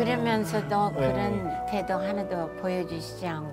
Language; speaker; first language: Korean; non-native, fluent; English